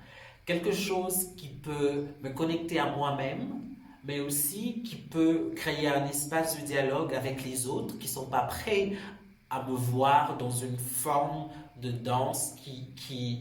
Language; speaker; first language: French; non-native, local second language; Swahili